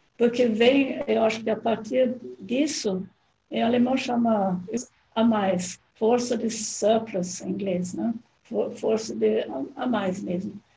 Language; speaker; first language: Portuguese; non-native, fluent; German